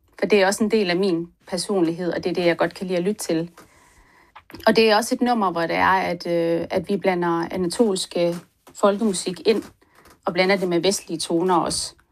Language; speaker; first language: Danish; early bilingual, other home language; Turkish